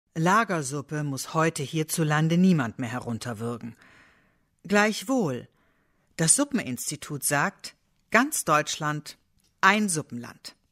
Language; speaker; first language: German; native; German